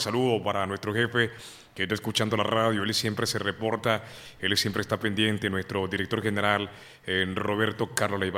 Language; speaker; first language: Spanish; native; Spanish